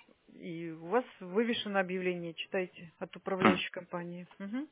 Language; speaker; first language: Russian; native; Russian